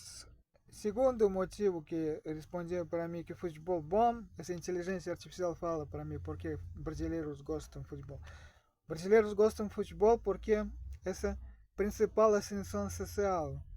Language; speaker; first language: Portuguese; non-native, learner; Russian